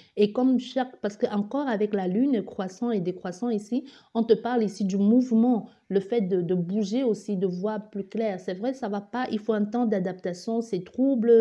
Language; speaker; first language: French; native; French